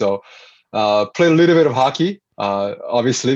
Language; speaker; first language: English; non-native, fluent; Korean